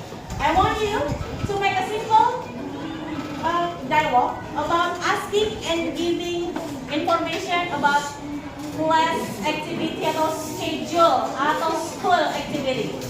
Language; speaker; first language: English; non-native, learner; Indonesian